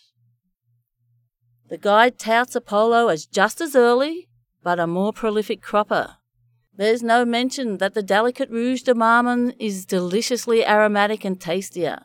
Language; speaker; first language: English; native; English